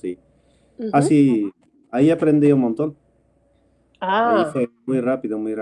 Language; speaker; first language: Spanish; non-native, fluent; Dutch